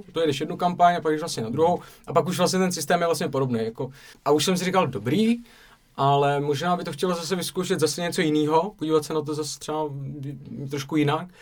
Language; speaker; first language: Czech; native; Czech